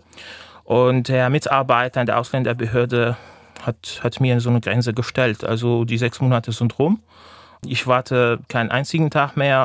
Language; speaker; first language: German; non-native, fluent; Arabic